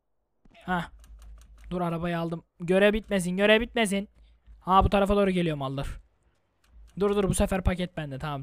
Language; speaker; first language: Turkish; native; Turkish